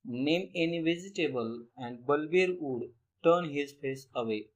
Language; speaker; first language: English; non-native, local second language; Marathi